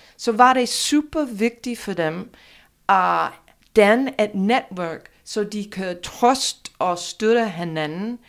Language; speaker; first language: Danish; non-native, fluent; English